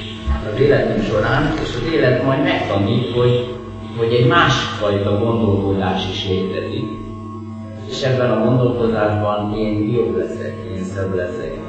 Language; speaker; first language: Hungarian; non-native, fluent; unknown